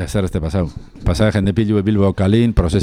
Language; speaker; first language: Basque; native; Basque